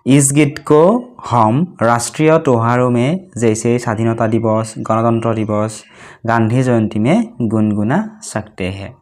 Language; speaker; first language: Hindi; non-native, local second language; Assamese